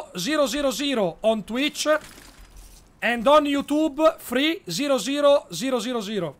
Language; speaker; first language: English; non-native, learner; Italian